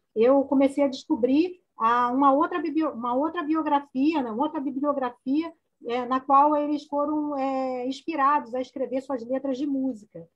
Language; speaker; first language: Portuguese; native; Portuguese